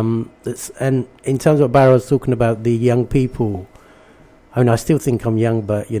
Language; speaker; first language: English; early bilingual, other home language; Bangla